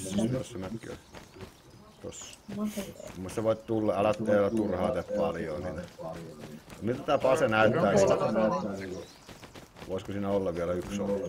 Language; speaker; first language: Finnish; native; Finnish